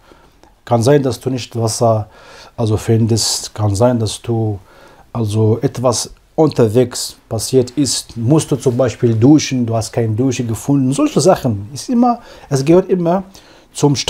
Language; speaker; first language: German; non-native, fluent; Arabic